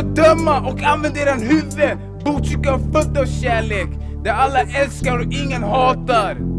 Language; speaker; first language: Swedish; early bilingual, other home language; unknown